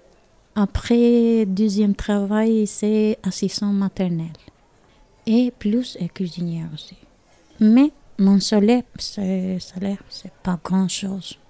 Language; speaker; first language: French; non-native, learner; Albanian